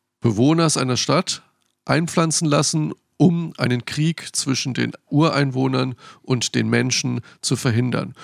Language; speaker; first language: German; native; German